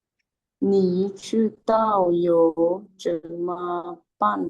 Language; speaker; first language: Chinese; non-native, learner; Lao